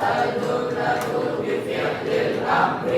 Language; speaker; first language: Arabic; non-native, learner; Indonesian